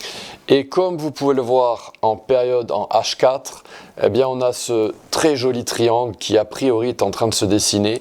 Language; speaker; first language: French; native; French